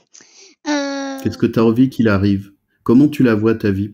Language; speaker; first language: French; native; French